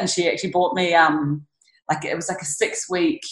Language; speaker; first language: English; native; English